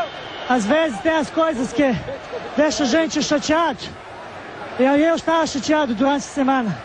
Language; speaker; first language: Portuguese; non-native, fluent; Serbian